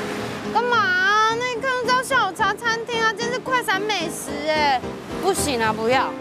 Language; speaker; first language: Chinese; native; Chinese